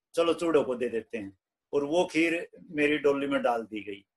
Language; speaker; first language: Hindi; native; Hindi